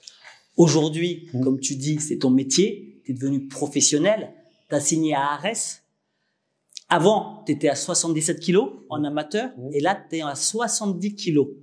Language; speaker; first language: French; native; French